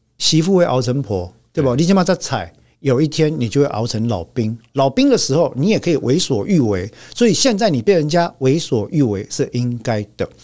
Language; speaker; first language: Chinese; native; Chinese